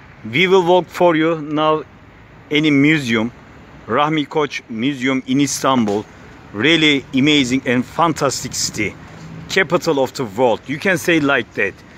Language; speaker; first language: English; non-native, learner; Turkish